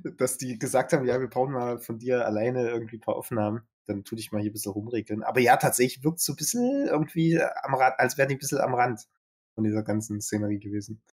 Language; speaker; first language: German; native; German